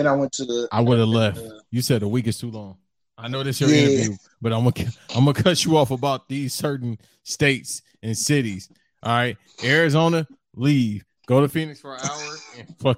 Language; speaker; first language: English; native; English